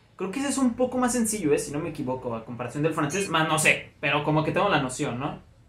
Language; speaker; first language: Spanish; native; Spanish